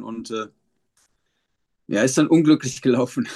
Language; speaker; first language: German; native; German